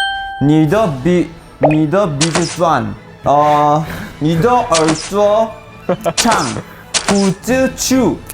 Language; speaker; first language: Chinese; non-native, learner; Korean